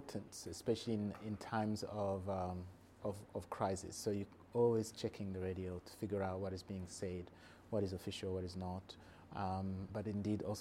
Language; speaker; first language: English; non-native, local second language; Kinyarwanda